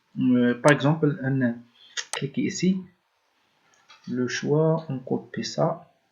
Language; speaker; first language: French; non-native, learner; Arabic